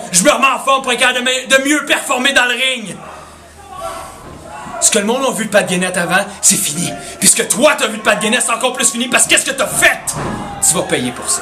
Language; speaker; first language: French; native; French